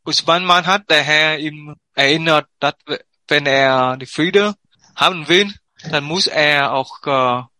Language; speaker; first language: German; non-native, learner; Vietnamese